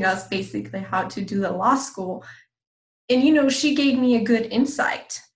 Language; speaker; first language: English; non-native, fluent; Persian